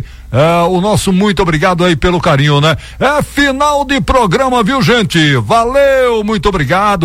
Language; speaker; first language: Portuguese; native; Portuguese